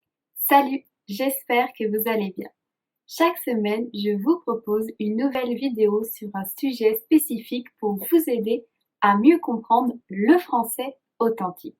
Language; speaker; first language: French; native; French